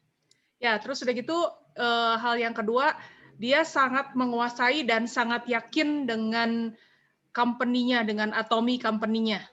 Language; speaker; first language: Indonesian; native; Indonesian